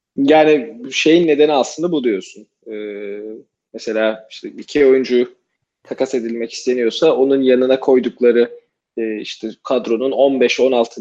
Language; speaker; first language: Turkish; native; Turkish